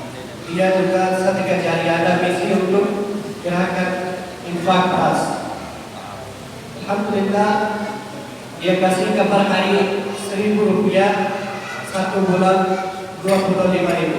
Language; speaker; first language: Indonesian; non-native, learner; Urdu